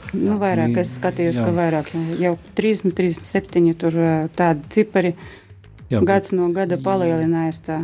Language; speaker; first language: Latvian; non-native, local second language; Russian